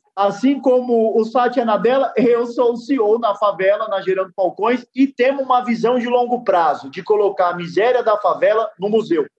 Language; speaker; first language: Portuguese; native; Portuguese